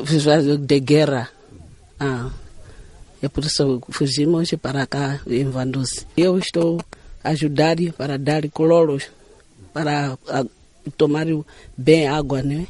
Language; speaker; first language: Portuguese; non-native, local second language; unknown